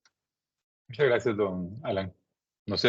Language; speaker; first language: Spanish; native; Spanish